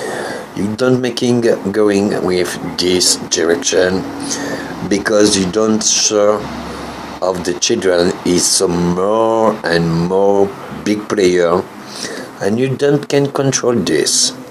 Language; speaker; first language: English; non-native, learner; French